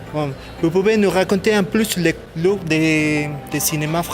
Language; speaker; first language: French; non-native, learner; Spanish